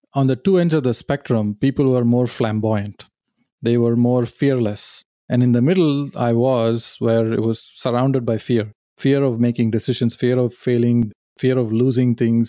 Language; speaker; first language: English; non-native, local second language; Tamil